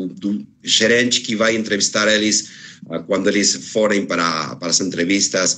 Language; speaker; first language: Portuguese; non-native, fluent; Spanish